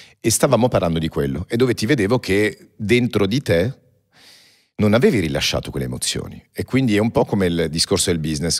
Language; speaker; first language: Italian; early bilingual, heritage; Italian